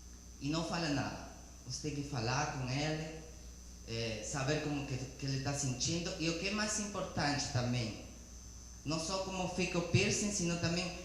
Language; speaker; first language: Portuguese; non-native, learner; Spanish